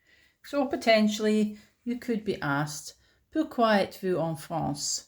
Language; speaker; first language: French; non-native, fluent; English